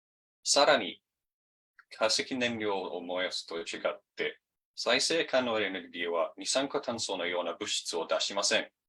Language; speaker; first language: Japanese; non-native, fluent; English